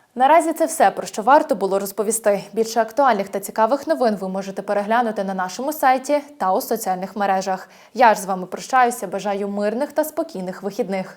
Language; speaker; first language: Ukrainian; native; Ukrainian